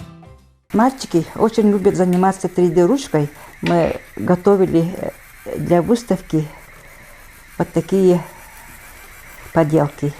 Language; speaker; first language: Russian; non-native, local second language; Yakut